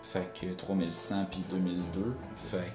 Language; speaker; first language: French; native; French